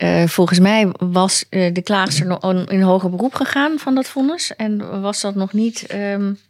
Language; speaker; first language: Dutch; native; Dutch